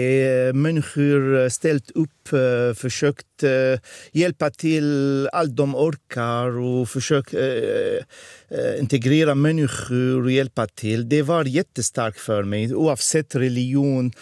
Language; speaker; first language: Swedish; non-native, fluent; Arabic